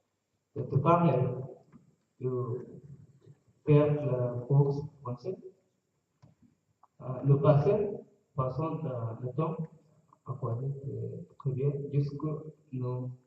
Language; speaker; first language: French; non-native, learner; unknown